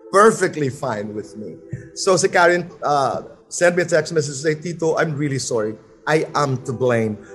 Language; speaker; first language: Filipino; native; Filipino